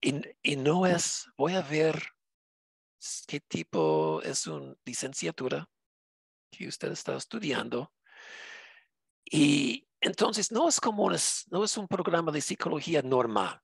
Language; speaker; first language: Spanish; non-native, fluent; English